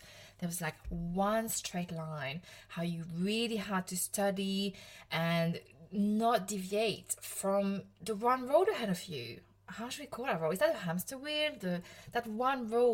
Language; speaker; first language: English; non-native, fluent; French